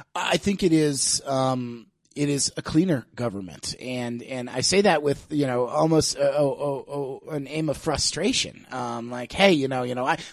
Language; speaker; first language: English; native; English